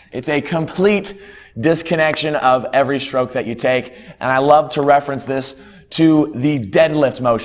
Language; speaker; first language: English; native; English